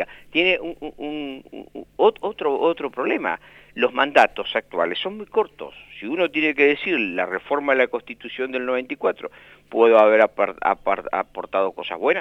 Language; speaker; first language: Spanish; native; Spanish